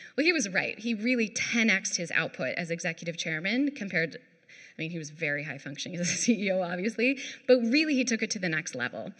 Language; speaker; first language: English; native; English